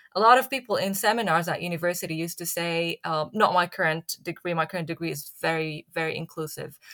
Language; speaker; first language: English; non-native, fluent; Arabic